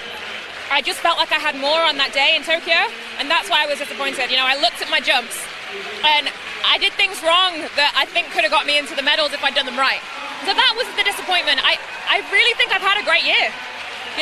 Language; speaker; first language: English; native; English